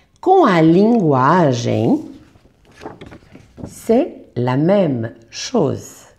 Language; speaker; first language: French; non-native, fluent; Portuguese